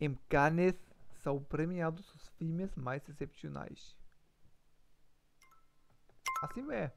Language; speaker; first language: Portuguese; non-native, learner; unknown